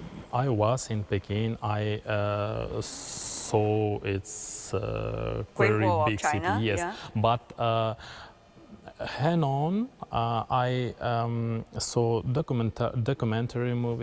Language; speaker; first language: English; non-native, learner; Kazakh